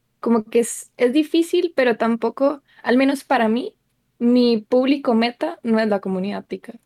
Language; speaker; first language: Spanish; native; Spanish